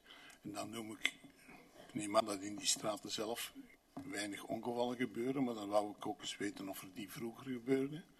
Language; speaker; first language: Dutch; native; Dutch